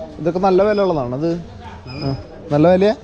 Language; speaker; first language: Malayalam; native; Malayalam